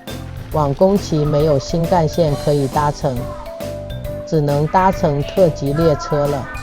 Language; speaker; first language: Chinese; native; Chinese